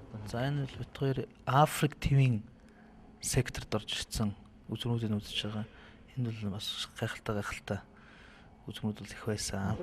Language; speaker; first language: Mongolian; native; Mongolian